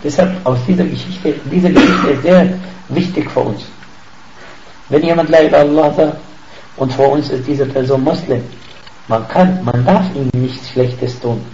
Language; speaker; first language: German; non-native, fluent; Arabic